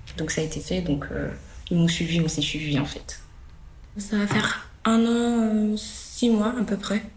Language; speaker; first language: French; early bilingual, other home language; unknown